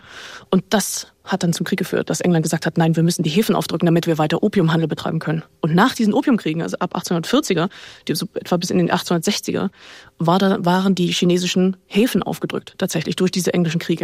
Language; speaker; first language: German; native; German